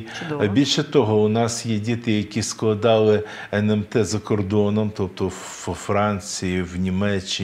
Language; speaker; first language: Ukrainian; native; Ukrainian